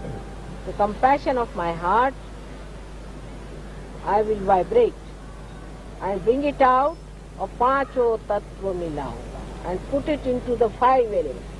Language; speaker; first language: English; non-native, local second language; Hindi